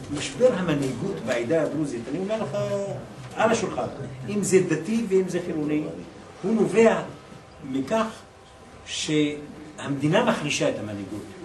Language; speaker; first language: Hebrew; non-native, local second language; Arabic